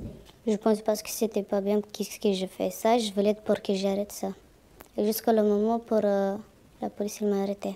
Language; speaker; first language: French; non-native, learner; Romanian